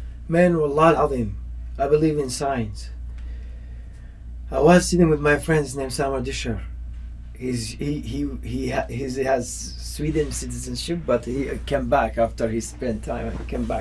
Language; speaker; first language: English; non-native, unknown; Arabic